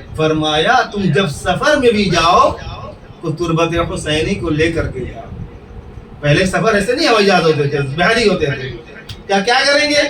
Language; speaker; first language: Urdu; native; Urdu